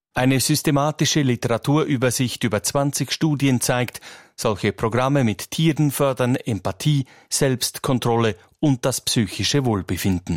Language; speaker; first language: German; native; German